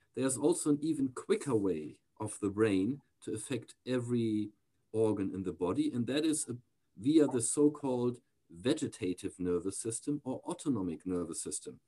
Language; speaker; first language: English; non-native, fluent; German